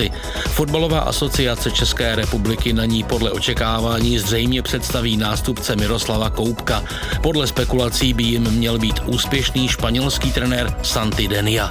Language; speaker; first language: Czech; native; Czech